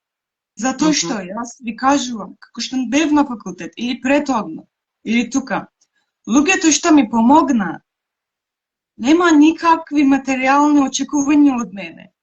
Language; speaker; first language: Macedonian; non-native, local second language; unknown